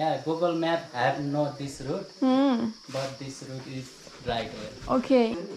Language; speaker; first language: English; non-native, learner; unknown